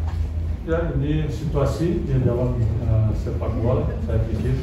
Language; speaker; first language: Indonesian; non-native, learner; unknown